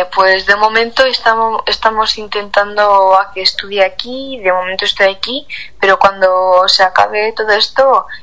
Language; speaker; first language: Spanish; non-native, fluent; Ukrainian